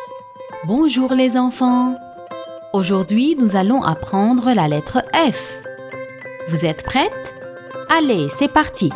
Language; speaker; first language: French; non-native, fluent; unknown